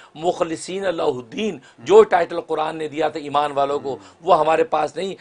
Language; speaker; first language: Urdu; non-native, local second language; Punjabi